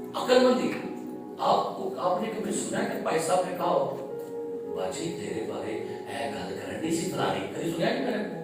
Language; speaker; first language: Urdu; non-native, local second language; Punjabi